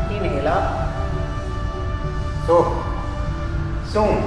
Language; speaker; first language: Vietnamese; non-native, learner; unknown